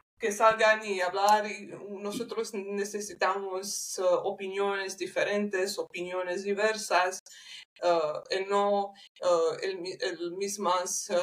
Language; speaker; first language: Spanish; non-native, learner; English